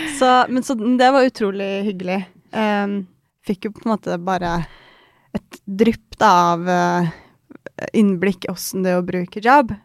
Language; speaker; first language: Norwegian; early bilingual, other home language; Persian